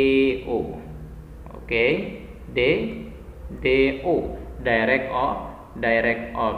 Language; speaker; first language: English; non-native, fluent; Indonesian